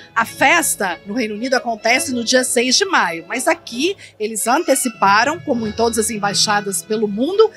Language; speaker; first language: Portuguese; native; Portuguese